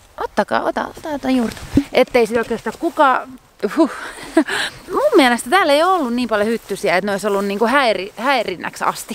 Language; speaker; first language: Finnish; native; Finnish